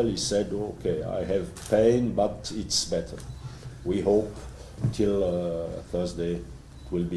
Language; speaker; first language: English; non-native, learner; French